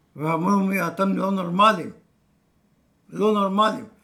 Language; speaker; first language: Hebrew; non-native, fluent; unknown